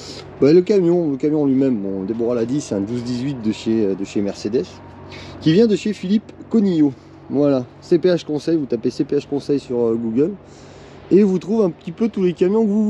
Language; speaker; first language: French; native; French